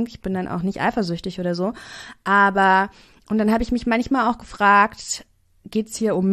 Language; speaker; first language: German; native; German